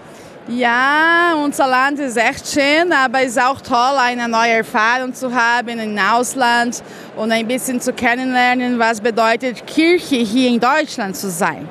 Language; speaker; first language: German; non-native, fluent; Portuguese